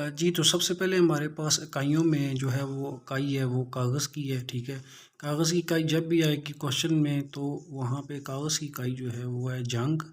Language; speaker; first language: Urdu; non-native, local second language; Punjabi